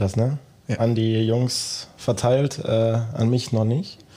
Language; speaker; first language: German; native; German